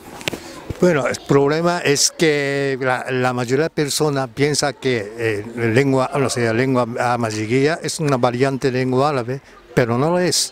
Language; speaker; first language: Spanish; non-native, fluent; Japanese